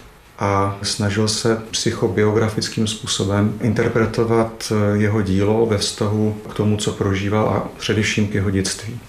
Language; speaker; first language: Czech; native; Czech